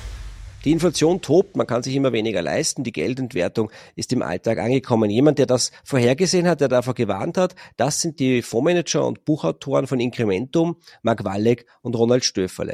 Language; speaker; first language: German; native; German